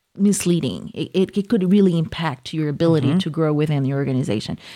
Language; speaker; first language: English; non-native, fluent; Portuguese